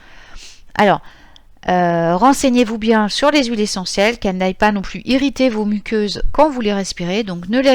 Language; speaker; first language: French; native; French